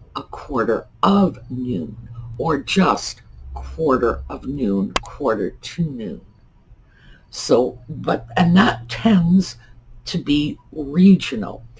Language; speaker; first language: English; native; English